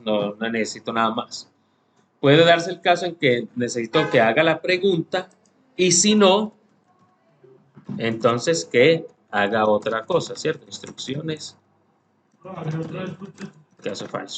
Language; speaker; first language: Spanish; native; Spanish